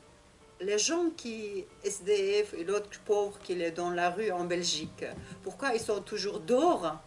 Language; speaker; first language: French; non-native, learner; Russian